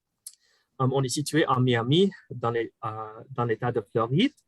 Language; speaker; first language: French; non-native, fluent; English